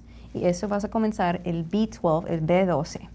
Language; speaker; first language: Spanish; non-native, learner; English